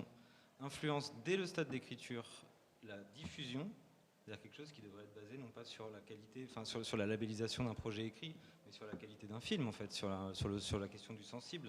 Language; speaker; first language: French; native; French